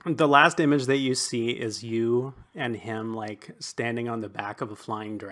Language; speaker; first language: English; native; English